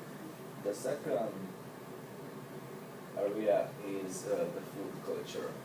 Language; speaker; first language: English; non-native, learner; Hungarian